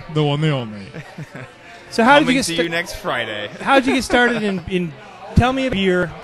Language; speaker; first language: English; native; English